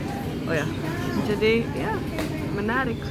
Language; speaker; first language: Indonesian; non-native, fluent; Czech